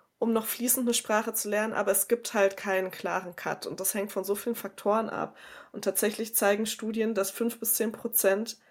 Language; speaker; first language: German; native; German